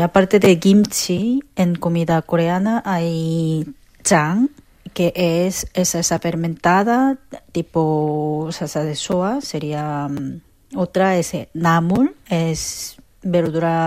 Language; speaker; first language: Spanish; non-native, fluent; Korean